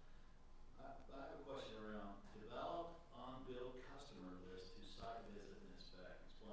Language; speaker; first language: English; native; English